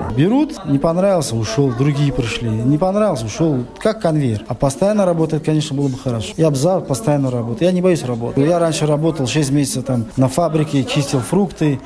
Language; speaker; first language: Russian; non-native, local second language; Tajik